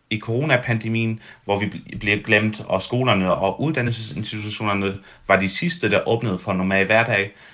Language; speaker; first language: Danish; early bilingual, heritage; Danish